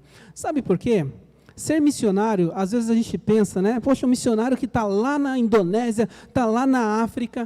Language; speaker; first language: Portuguese; native; Portuguese